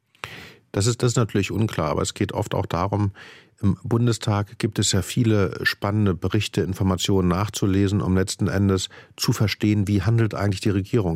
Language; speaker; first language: German; native; German